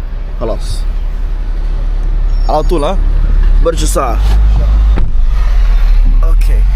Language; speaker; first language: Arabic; non-native, learner; English